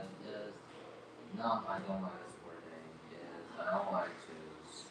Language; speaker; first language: English; non-native, learner; Chinese